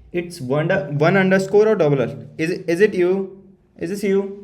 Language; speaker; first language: English; non-native, learner; Hindi